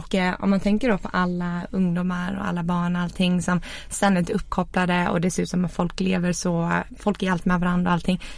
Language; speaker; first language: Swedish; native; Swedish